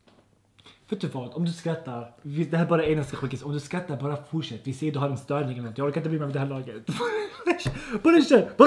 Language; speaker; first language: Swedish; native; Swedish